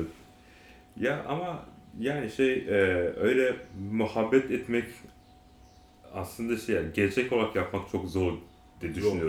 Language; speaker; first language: Turkish; non-native, learner; Japanese